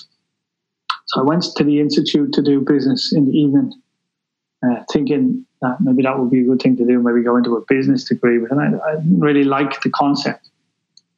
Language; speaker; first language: English; native; English